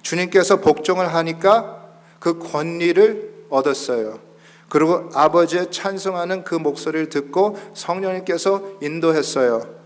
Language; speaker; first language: Korean; early bilingual, heritage; Korean